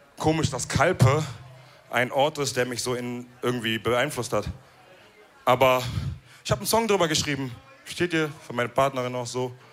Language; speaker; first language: German; early bilingual, other home language; Wolof